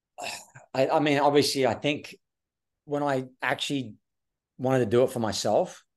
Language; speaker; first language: English; native; English